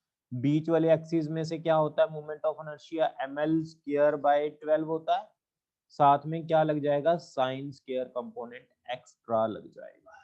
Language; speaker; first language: Hindi; native; Hindi